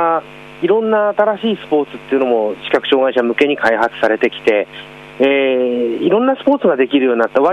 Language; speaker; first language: Japanese; native; Japanese